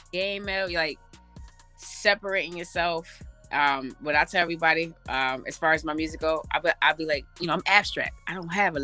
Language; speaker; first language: English; early bilingual, other home language; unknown